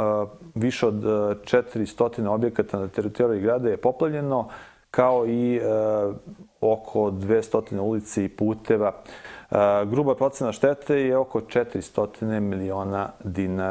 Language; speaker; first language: Serbian; native; Serbian